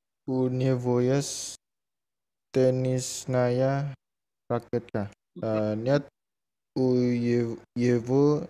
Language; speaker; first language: Russian; non-native, learner; Indonesian